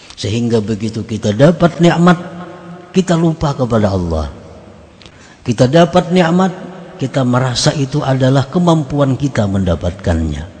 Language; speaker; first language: Indonesian; non-native, local second language; Banjar